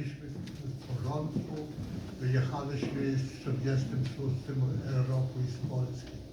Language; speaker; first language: Polish; non-native, local second language; Yiddish